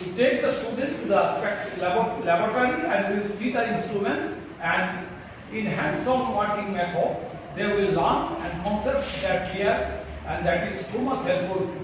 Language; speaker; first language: English; non-native, local second language; Bangla